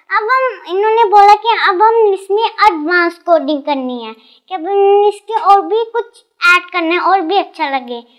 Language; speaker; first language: Hindi; non-native, local second language; Punjabi